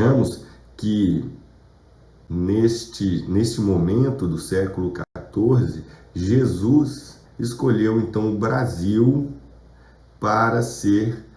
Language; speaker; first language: Portuguese; native; Portuguese